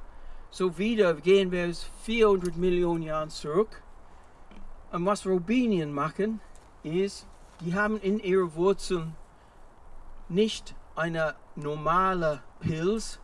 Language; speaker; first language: German; non-native, fluent; English